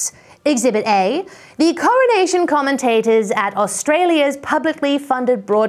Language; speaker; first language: English; native; English